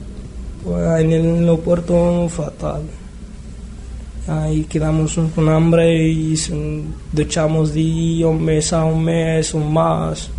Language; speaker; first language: Spanish; non-native, learner; Arabic